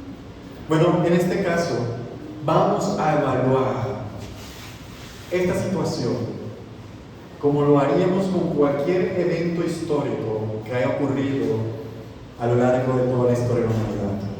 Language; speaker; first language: Spanish; native; Spanish